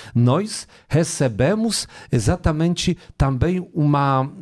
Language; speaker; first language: Portuguese; non-native, fluent; Polish